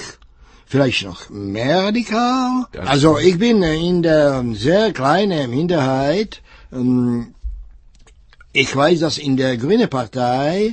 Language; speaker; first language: German; non-native, fluent; Czech